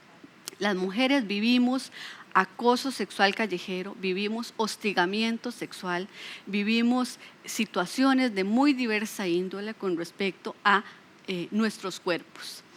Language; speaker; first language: Spanish; native; Spanish